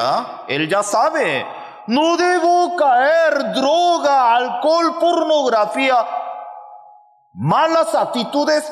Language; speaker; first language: Spanish; non-native, fluent; Korean